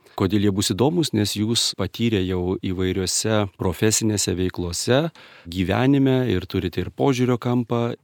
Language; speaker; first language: Lithuanian; native; Lithuanian